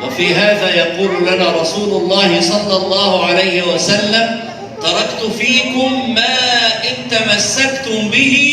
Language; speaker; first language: Arabic; native; Arabic